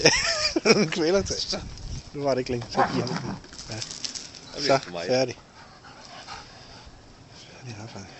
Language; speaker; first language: Danish; native; Danish